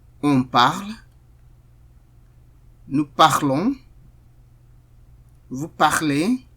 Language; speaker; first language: French; non-native, fluent; Igbo